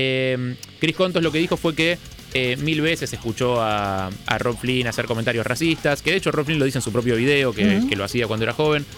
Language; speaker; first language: Spanish; native; Spanish